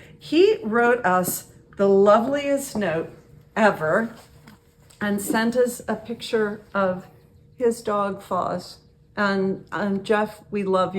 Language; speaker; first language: English; native; English